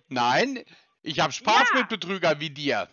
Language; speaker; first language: German; native; German